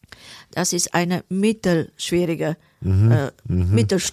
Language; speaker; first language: German; non-native, fluent; Bulgarian